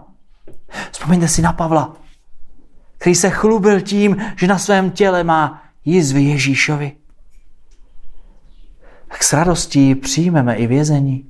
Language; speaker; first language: Czech; native; Czech